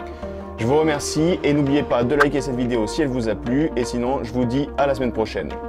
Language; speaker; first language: French; native; French